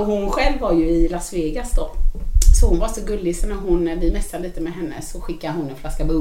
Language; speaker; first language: Swedish; native; Swedish